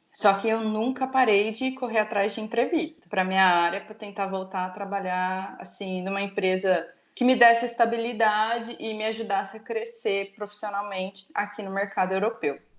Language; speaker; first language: Portuguese; native; Portuguese